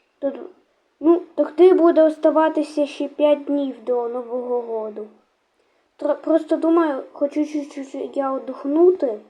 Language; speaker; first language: Ukrainian; non-native, local second language; Russian